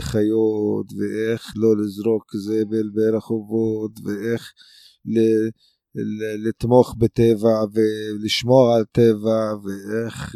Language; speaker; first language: Hebrew; non-native, local second language; Arabic